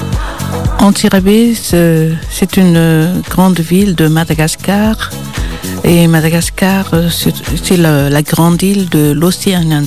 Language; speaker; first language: French; non-native, local second language; Malagasy